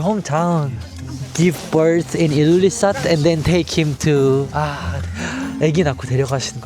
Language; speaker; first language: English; non-native, learner; Korean